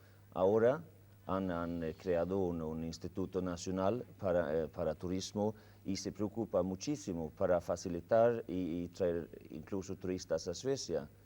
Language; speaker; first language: Spanish; non-native, fluent; Swedish